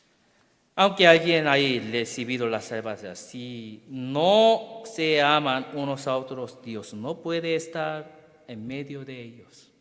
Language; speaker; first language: Spanish; non-native, learner; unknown